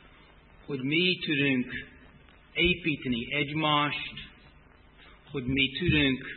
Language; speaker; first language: Hungarian; non-native, fluent; English